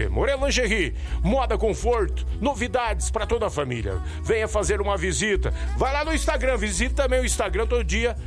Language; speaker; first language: Portuguese; native; Portuguese